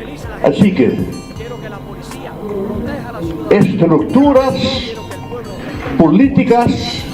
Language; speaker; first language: Spanish; non-native, fluent; Dutch